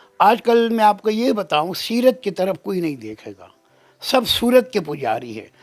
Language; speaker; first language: Urdu; non-native, local second language; Pashto